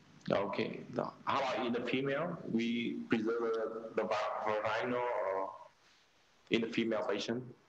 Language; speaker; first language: English; non-native, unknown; Vietnamese